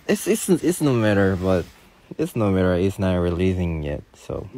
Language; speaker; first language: English; non-native, learner; Korean